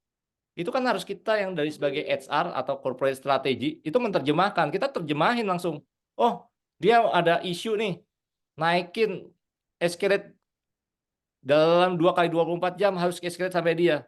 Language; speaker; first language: Indonesian; native; Indonesian